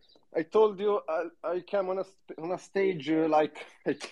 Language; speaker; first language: English; non-native, fluent; Italian